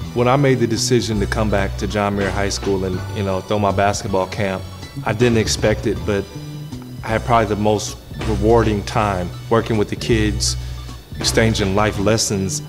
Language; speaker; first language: English; native; English